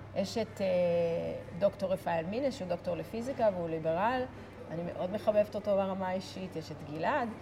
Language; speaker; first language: Hebrew; native; Hebrew